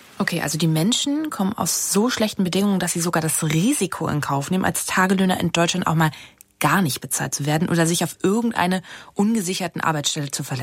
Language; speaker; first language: German; native; German